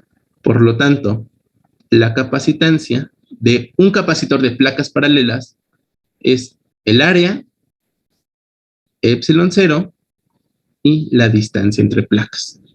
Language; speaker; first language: Spanish; native; Spanish